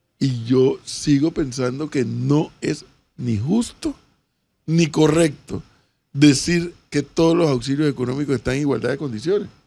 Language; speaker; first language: Spanish; native; Spanish